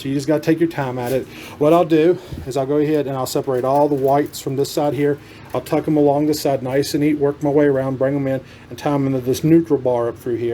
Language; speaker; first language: English; native; English